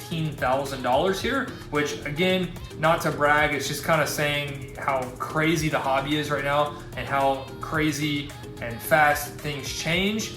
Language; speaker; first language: English; native; English